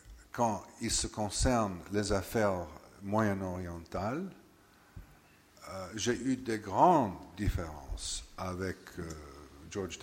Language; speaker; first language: French; non-native, fluent; English